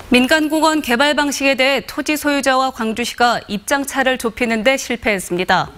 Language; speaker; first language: Korean; native; Korean